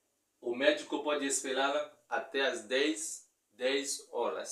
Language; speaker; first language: Portuguese; non-native, fluent; Haitian Creole